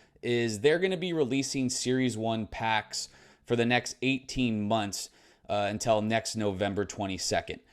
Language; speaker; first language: English; native; English